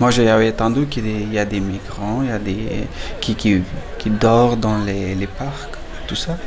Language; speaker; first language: French; non-native, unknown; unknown